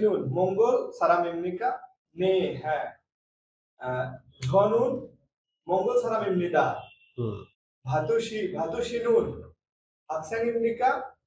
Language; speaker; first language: Korean; non-native, learner; Bangla